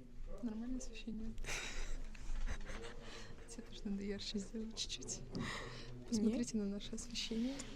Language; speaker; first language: Russian; native; Russian